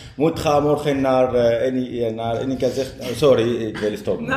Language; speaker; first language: Dutch; non-native, learner; Arabic